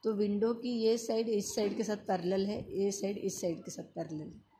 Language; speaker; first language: Hindi; non-native, local second language; Marathi